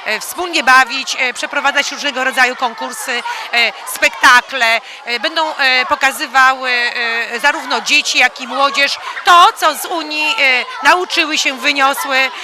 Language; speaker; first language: Polish; native; Polish